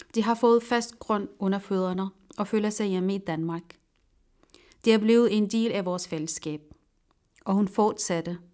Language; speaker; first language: Danish; non-native, fluent; Arabic